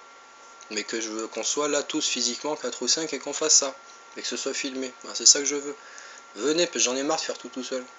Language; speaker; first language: French; native; French